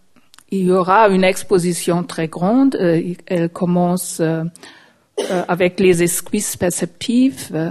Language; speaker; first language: French; non-native, fluent; German